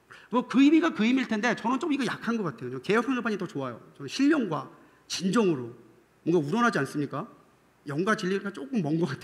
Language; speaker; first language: Korean; native; Korean